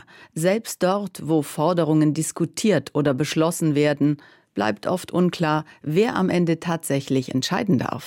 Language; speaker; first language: German; native; German